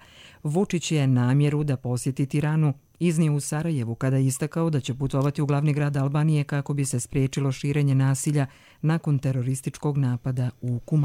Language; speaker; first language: Croatian; native; Croatian